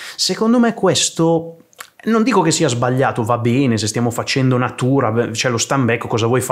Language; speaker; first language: Italian; native; Italian